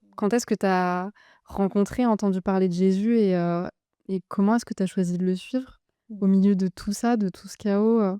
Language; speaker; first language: French; native; French